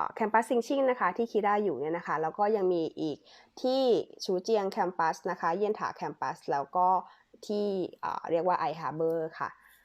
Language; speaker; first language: Thai; native; Thai